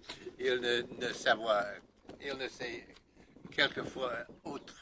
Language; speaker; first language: French; non-native, learner; English